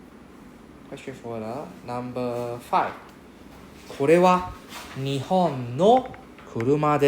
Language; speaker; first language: Japanese; non-native, fluent; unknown